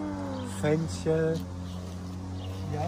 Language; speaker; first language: German; non-native, fluent; Italian